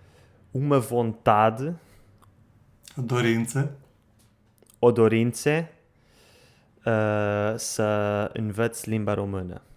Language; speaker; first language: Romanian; non-native, learner; Portuguese